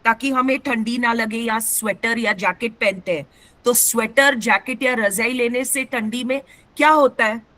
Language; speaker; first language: Hindi; non-native, local second language; Marathi